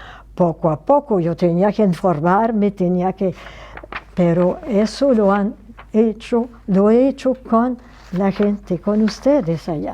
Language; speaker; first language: Spanish; non-native, fluent; French